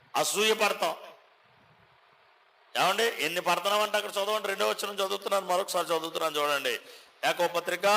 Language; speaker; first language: Telugu; native; Telugu